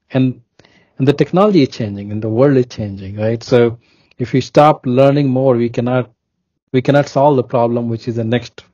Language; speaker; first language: English; non-native, local second language; Hindi